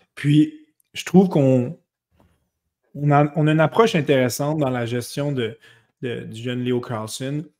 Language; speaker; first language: French; native; French